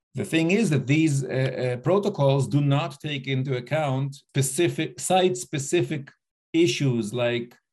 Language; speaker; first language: English; native; English